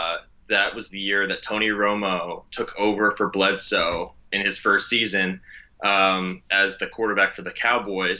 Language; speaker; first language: English; native; English